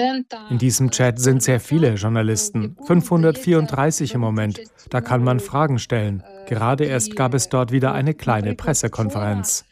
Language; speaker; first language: German; native; German